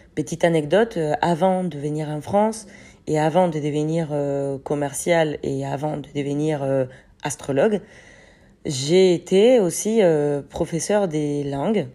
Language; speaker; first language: French; non-native, fluent; Spanish